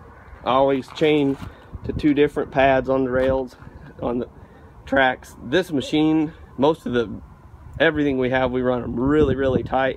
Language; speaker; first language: English; native; English